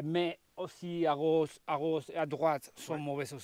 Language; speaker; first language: French; non-native, learner; Spanish